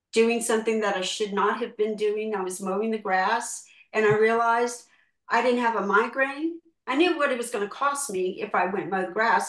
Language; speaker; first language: English; native; English